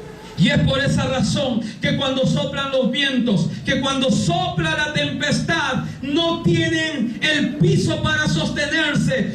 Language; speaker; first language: Spanish; native; Spanish